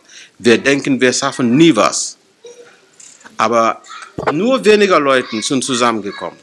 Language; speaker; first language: German; non-native, fluent; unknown